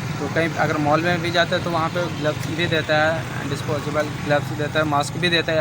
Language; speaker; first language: Hindi; native; Hindi